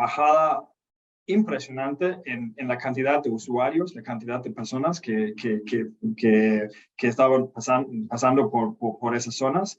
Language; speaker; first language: Spanish; non-native, fluent; Danish